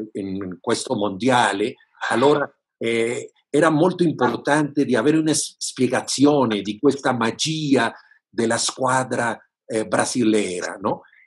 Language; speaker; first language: Italian; non-native, fluent; Spanish